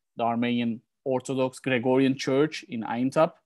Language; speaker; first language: English; non-native, fluent; Turkish